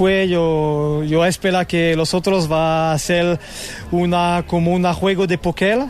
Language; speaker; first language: Spanish; non-native, learner; French